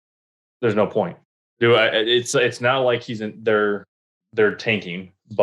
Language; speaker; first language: English; native; English